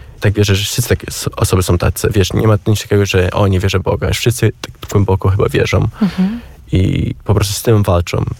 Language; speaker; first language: Polish; early bilingual, heritage; Polish